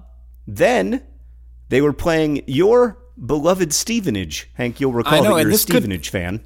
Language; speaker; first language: English; native; English